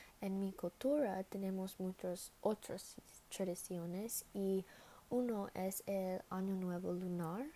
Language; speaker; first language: Spanish; non-native, learner; English